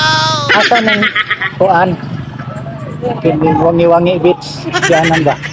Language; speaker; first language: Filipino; non-native, local second language; Cebuano